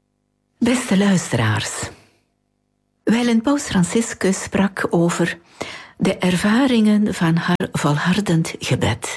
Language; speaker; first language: Dutch; native; Dutch